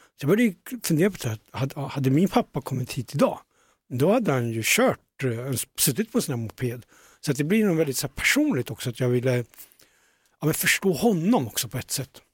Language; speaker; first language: Swedish; early bilingual, other home language; Punjabi